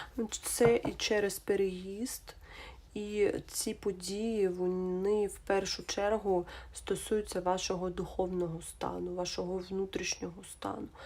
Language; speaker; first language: Ukrainian; non-native, local second language; Russian